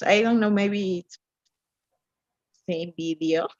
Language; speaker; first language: English; non-native, learner; Spanish